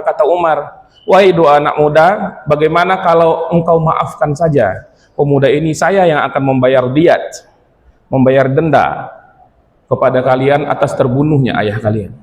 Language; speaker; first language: Indonesian; native; Indonesian